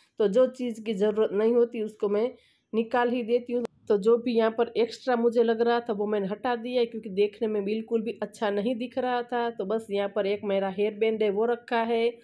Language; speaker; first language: Hindi; non-native, local second language; Gujarati